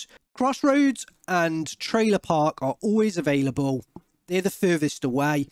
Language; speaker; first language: English; native; English